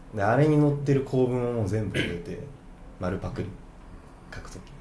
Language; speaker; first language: Japanese; native; Japanese